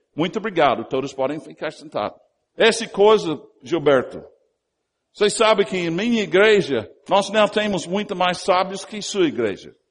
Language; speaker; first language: Portuguese; non-native, fluent; English